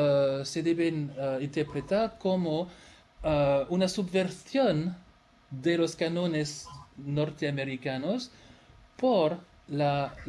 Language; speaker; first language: Spanish; non-native, fluent; French